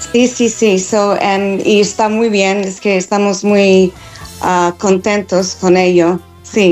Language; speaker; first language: Spanish; non-native, fluent; English